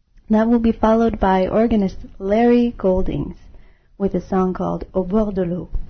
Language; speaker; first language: English; native; English